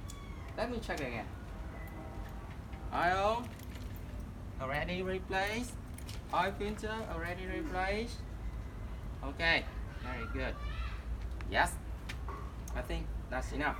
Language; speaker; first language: English; non-native, learner; Vietnamese